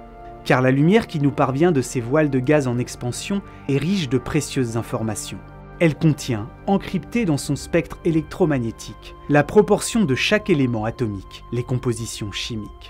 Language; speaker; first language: French; native; French